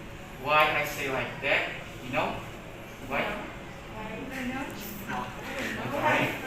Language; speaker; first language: English; non-native, learner; Indonesian